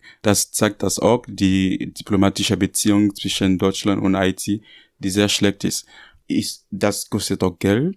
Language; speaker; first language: German; non-native, learner; Haitian Creole